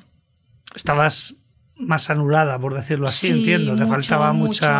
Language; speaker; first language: Spanish; native; Spanish